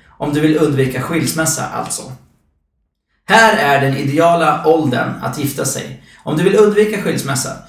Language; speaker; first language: Swedish; native; Swedish